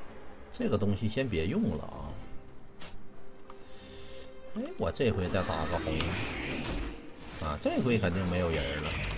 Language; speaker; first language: Chinese; native; Chinese